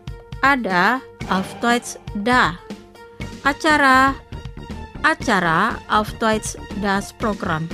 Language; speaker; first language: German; non-native, fluent; Indonesian